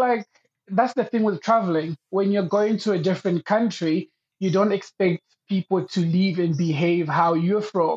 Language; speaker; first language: English; non-native, local second language; Swahili